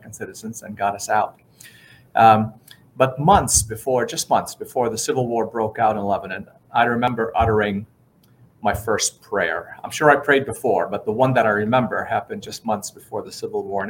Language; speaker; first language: English; non-native, fluent; Arabic